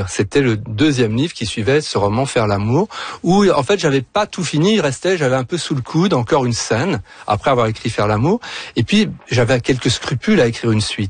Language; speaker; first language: French; native; French